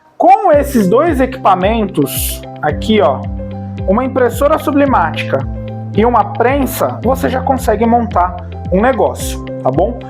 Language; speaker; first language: Portuguese; native; Portuguese